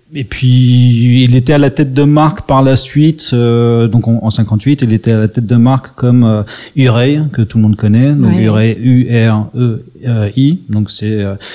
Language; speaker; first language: French; early bilingual, other home language; English